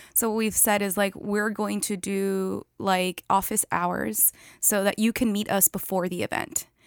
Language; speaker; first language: English; native; English